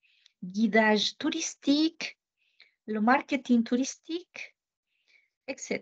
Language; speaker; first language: French; non-native, fluent; Japanese